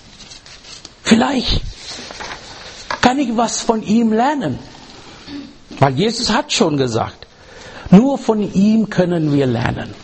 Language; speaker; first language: German; non-native, learner; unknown